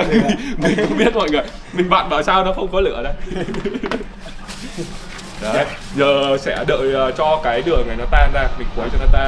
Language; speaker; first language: Vietnamese; native; Vietnamese